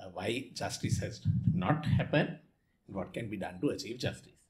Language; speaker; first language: English; non-native, local second language; Sinhala